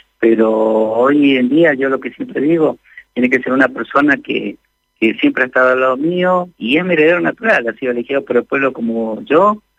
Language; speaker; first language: Spanish; native; Spanish